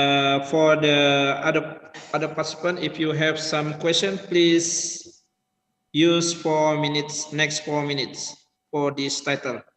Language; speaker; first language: English; non-native, learner; Indonesian